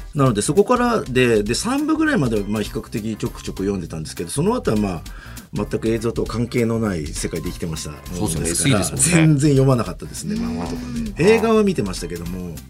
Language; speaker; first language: Japanese; native; Japanese